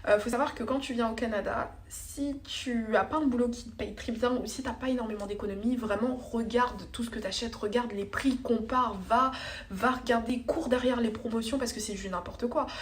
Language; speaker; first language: French; native; French